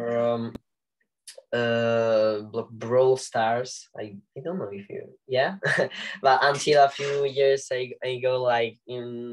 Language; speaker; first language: English; non-native, learner; Italian